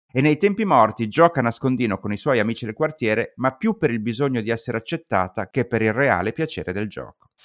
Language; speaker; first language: Italian; native; Italian